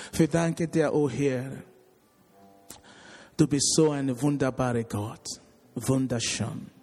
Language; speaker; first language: German; non-native, learner; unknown